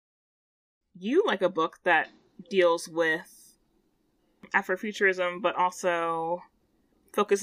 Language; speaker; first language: English; native; English